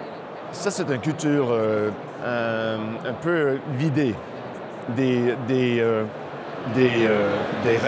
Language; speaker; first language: French; non-native, local second language; English